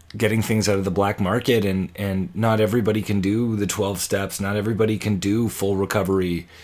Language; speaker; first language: English; native; English